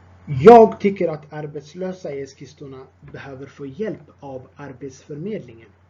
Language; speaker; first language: Swedish; non-native, fluent; Tigrinya